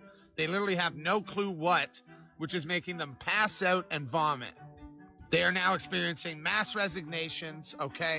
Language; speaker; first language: English; native; English